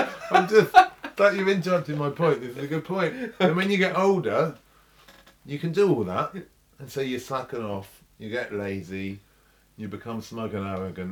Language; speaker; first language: English; native; English